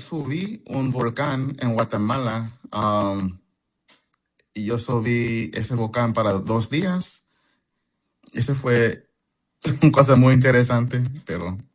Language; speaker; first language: Spanish; non-native, fluent; English